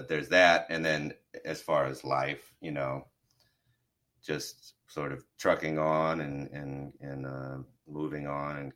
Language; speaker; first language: English; native; English